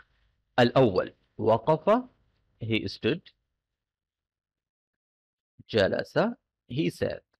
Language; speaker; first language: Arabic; non-native, fluent; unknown